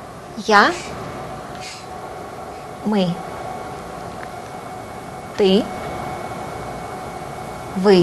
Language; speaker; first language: Russian; non-native, fluent; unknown